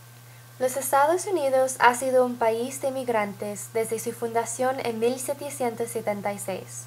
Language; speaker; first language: Spanish; non-native, fluent; English